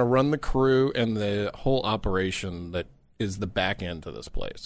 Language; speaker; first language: English; native; English